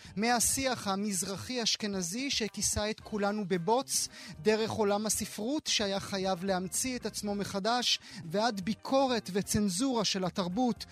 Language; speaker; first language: Hebrew; native; Hebrew